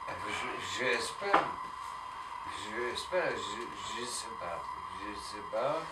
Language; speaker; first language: French; non-native, learner; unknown